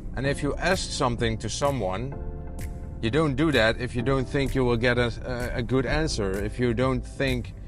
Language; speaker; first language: English; non-native, fluent; Dutch